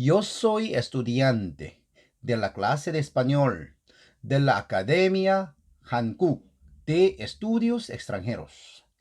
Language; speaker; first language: Spanish; non-native, fluent; Korean